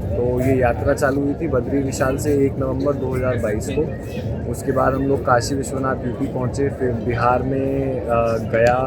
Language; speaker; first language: Hindi; native; Hindi